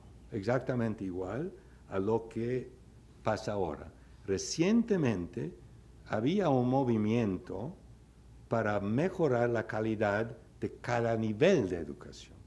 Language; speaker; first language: Spanish; non-native, fluent; English